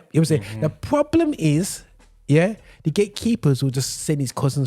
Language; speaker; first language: English; native; English